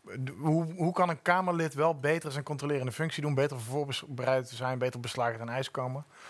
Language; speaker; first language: Dutch; native; Dutch